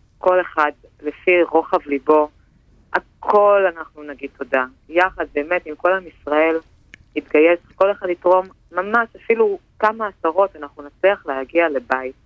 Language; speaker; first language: Hebrew; native; Hebrew